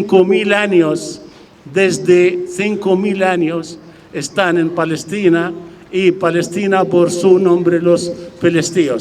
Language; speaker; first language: Spanish; non-native, fluent; Arabic